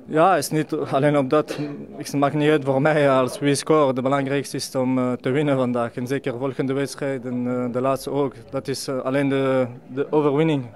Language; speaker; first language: Dutch; non-native, learner; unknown